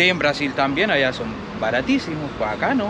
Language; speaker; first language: Spanish; native; Spanish